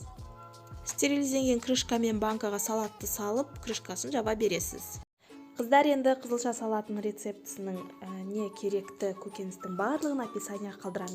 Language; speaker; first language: Kazakh; native; Kazakh